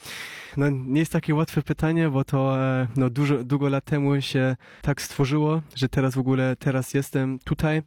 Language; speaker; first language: Polish; early bilingual, heritage; Polish